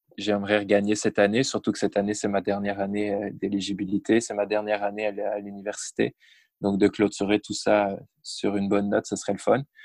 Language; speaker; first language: French; native; French